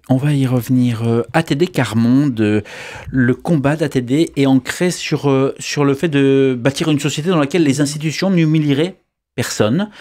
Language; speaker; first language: French; native; French